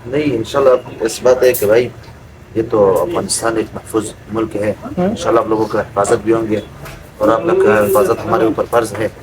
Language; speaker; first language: Hindi; non-native, fluent; Pashto